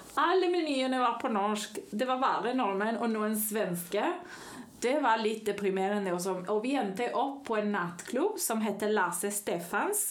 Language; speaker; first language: Norwegian; non-native, fluent; Spanish